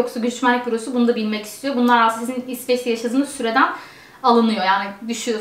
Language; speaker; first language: Turkish; native; Turkish